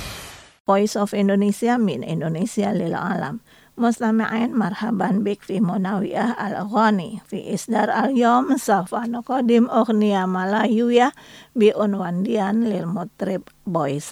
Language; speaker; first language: Arabic; non-native, fluent; Indonesian